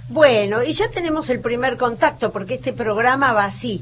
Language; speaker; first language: Spanish; native; Spanish